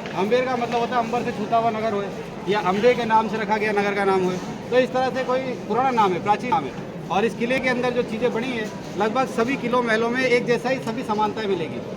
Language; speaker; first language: Hindi; native; Hindi